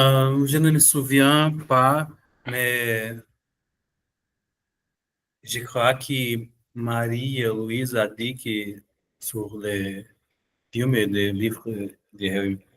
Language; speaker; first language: French; non-native, learner; Portuguese